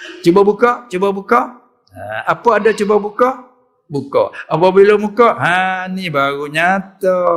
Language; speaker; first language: Malay; native; Malay